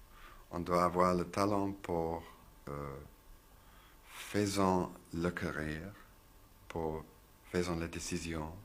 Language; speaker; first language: French; non-native, learner; English